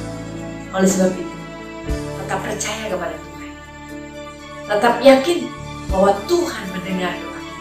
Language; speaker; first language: Indonesian; native; Indonesian